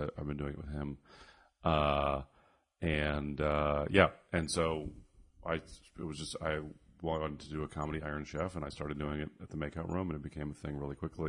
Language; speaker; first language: English; native; English